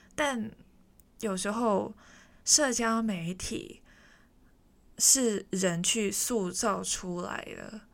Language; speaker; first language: Chinese; non-native, local second language; Cantonese